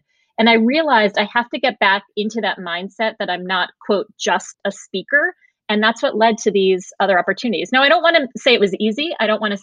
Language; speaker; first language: English; native; English